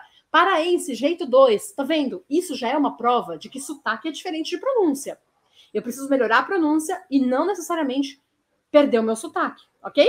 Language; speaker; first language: Portuguese; native; Portuguese